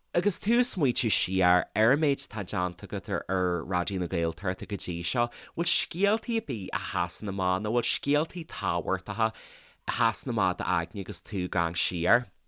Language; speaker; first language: Irish; native; Irish